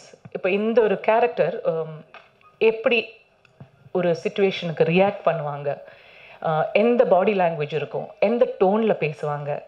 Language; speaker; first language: Tamil; non-native, learner; Malayalam